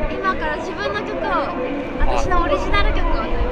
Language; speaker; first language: Japanese; native; Japanese